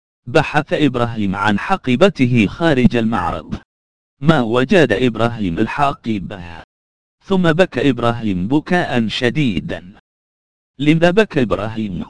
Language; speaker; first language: Arabic; non-native, fluent; Indonesian